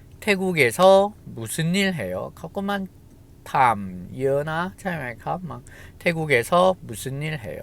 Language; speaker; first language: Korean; non-native, fluent; Thai